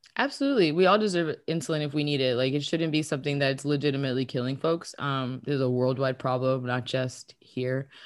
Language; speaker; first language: English; early bilingual, other home language; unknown